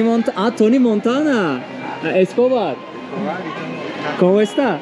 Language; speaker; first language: Spanish; non-native, learner; Turkish